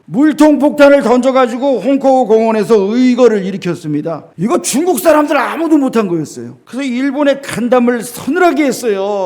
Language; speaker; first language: Korean; native; Korean